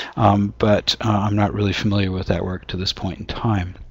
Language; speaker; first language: English; native; English